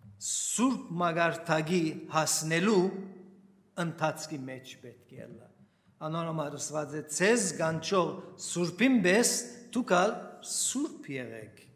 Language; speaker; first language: Armenian; early bilingual, heritage; Armenian